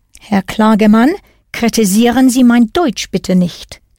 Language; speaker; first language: German; non-native, fluent; English